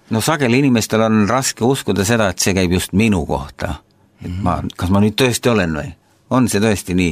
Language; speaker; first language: Estonian; native; Estonian